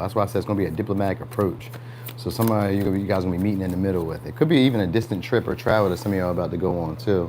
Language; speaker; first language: English; native; English